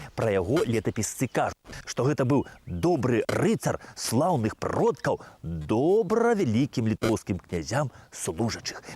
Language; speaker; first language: Belarusian; native; Belarusian